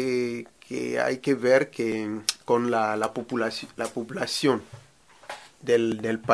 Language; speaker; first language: Spanish; non-native, learner; Ewe